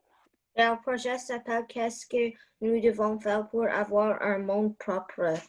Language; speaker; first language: French; non-native, learner; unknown